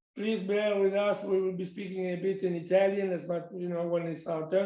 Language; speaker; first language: English; non-native, fluent; Italian